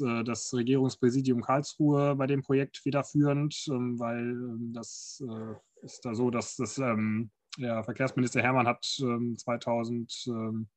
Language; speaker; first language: German; native; German